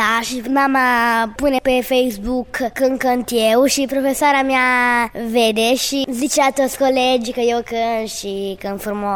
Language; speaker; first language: Romanian; early bilingual, heritage; Romanian